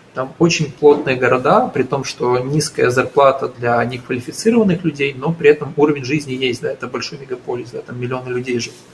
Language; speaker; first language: Russian; native; Russian